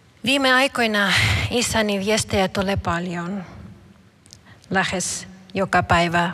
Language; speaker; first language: Finnish; non-native, fluent; Ukrainian